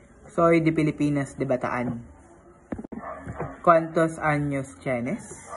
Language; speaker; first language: Spanish; non-native, learner; Filipino